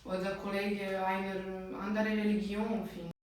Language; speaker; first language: German; non-native, fluent; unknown